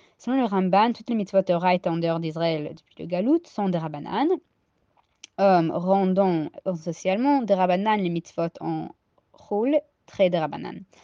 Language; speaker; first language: French; non-native, fluent; English